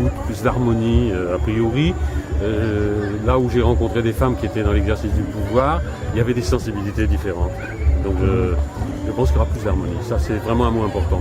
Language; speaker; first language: French; native; French